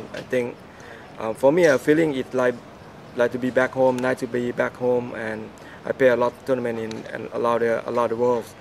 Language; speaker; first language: English; non-native, learner; Thai